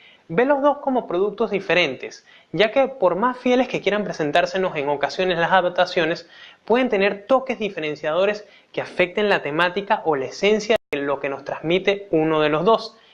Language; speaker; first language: Spanish; native; Spanish